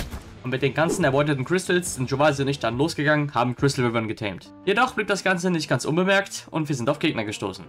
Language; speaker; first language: German; native; German